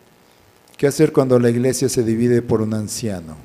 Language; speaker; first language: Spanish; native; Spanish